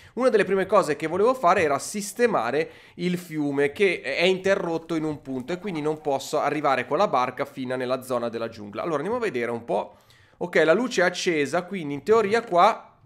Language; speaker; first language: Italian; native; Italian